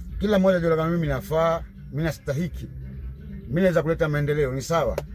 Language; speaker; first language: Swahili; native; Swahili